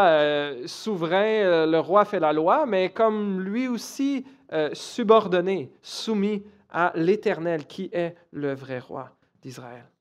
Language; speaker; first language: French; native; French